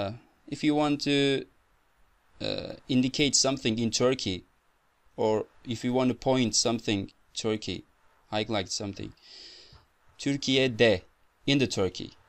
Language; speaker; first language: English; non-native, fluent; Turkish